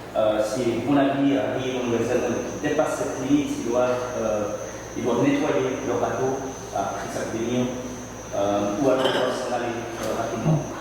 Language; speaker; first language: French; native; French